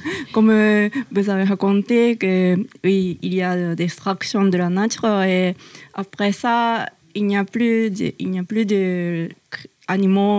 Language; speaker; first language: French; non-native, learner; Japanese